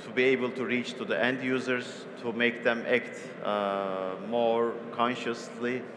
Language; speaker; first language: English; non-native, fluent; Turkish